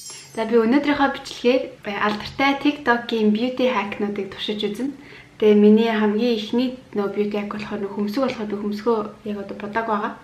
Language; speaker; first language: Mongolian; native; Mongolian